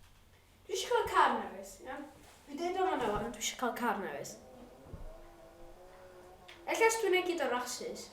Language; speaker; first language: Welsh; non-native, local second language; English